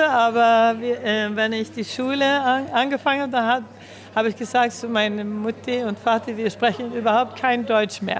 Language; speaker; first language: German; early bilingual, heritage; German